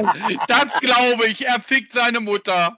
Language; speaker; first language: German; native; German